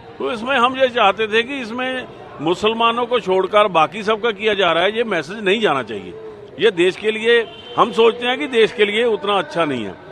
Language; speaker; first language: Hindi; non-native, local second language; Punjabi